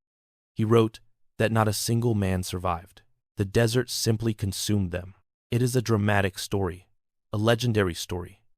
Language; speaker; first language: English; native; English